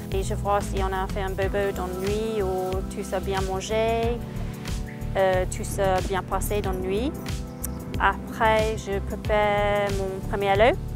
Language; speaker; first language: French; non-native, fluent; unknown